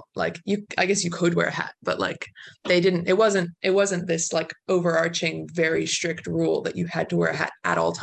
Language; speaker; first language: English; native; English